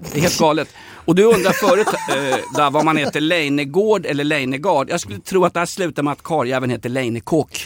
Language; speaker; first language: Swedish; native; Swedish